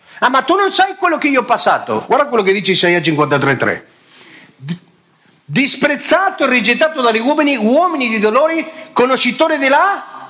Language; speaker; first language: Italian; non-native, fluent; Spanish